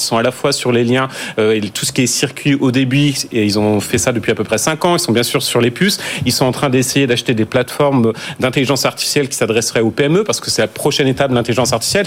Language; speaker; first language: French; native; French